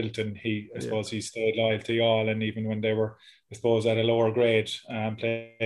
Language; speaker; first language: English; native; English